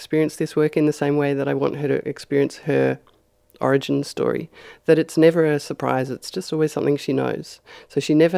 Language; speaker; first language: English; native; English